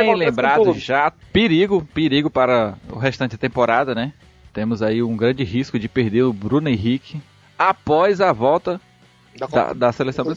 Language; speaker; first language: Portuguese; native; Portuguese